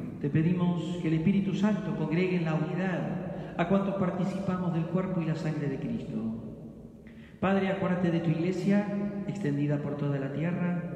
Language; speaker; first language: Spanish; native; Spanish